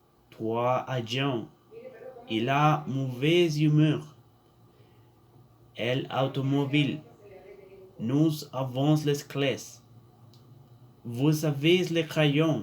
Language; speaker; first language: French; non-native, learner; Spanish